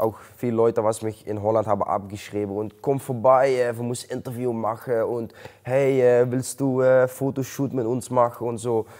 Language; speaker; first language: German; non-native, learner; Dutch